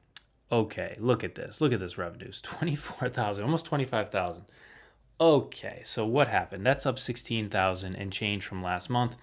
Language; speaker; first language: English; native; English